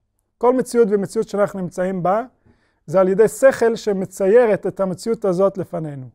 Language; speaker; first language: Hebrew; non-native, fluent; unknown